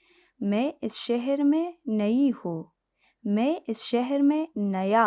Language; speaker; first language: Hindi; non-native, fluent; Persian